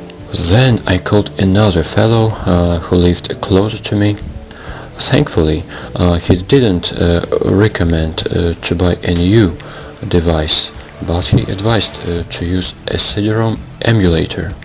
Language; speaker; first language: English; non-native, fluent; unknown